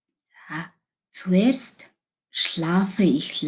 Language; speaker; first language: German; non-native, fluent; Mongolian